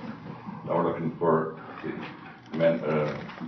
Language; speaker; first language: English; native; English